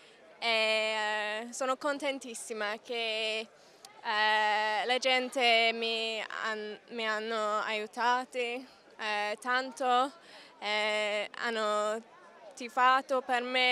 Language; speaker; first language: Italian; non-native, learner; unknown